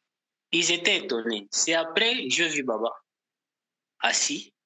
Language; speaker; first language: French; non-native, local second language; Portuguese